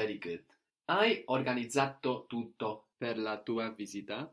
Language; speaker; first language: Italian; non-native, fluent; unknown